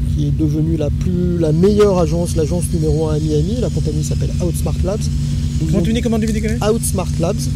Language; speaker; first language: French; native; French